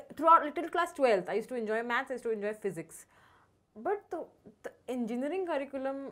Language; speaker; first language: English; non-native, local second language; Hindi